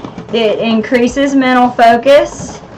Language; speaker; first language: English; native; English